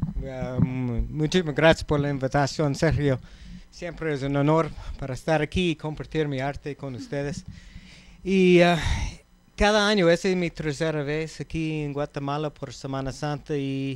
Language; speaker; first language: Spanish; non-native, learner; English